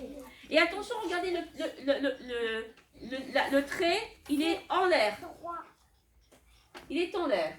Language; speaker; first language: French; native; French